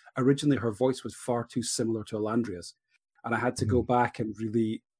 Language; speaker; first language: English; native; English